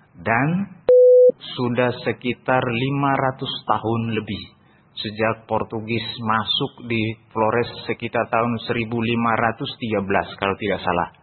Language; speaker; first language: Indonesian; non-native, local second language; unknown